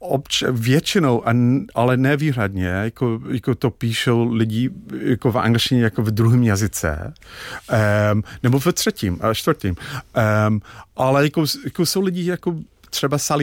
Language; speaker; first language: Czech; non-native, fluent; English